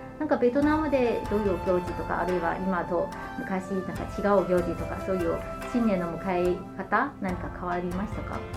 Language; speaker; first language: Japanese; non-native, fluent; Chinese